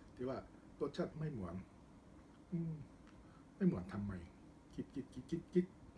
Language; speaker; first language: Thai; non-native, learner; Japanese